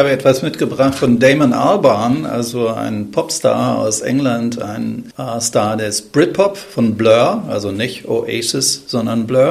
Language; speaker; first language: German; native; German